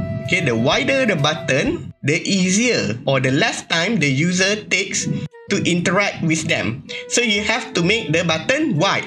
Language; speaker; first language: English; non-native, local second language; Malay